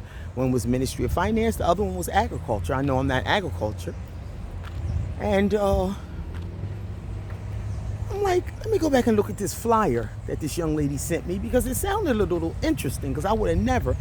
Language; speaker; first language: English; native; English